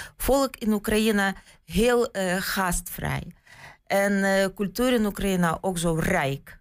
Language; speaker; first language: Dutch; non-native, fluent; Ukrainian